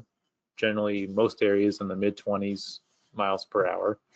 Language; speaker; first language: English; native; English